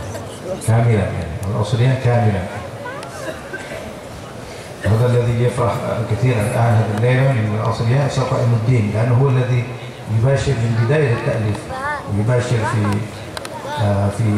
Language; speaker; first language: Arabic; non-native, fluent; Indonesian